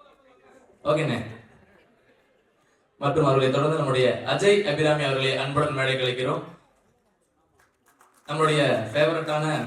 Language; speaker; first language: Tamil; native; Tamil